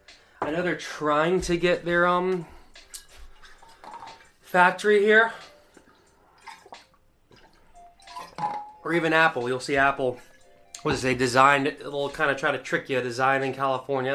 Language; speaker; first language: English; native; English